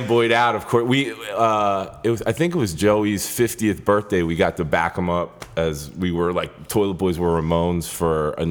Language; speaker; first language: English; native; English